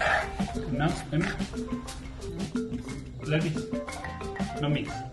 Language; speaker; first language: English; non-native, learner; Spanish